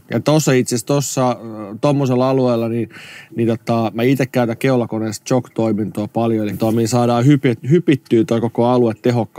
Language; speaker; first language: Finnish; native; Finnish